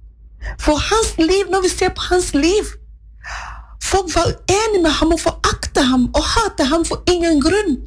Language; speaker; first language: Norwegian; non-native, fluent; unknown